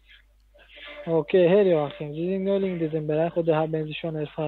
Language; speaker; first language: German; non-native, learner; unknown